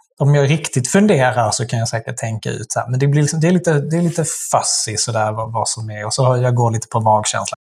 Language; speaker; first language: Swedish; native; Swedish